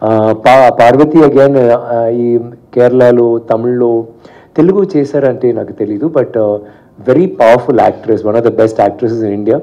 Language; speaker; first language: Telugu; non-native, fluent; Tamil